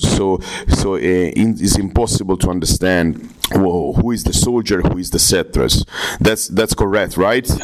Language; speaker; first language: English; non-native, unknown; Italian